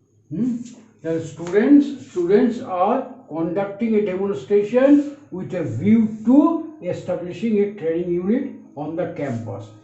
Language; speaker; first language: English; non-native, local second language; Bangla